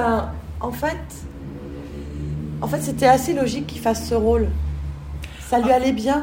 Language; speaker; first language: French; native; French